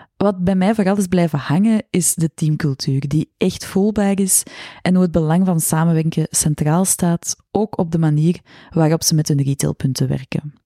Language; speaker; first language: Dutch; native; Dutch